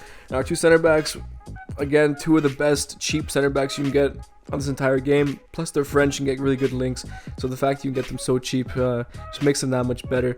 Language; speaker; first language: English; native; English